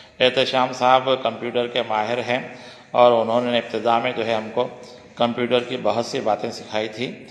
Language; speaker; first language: Urdu; native; Urdu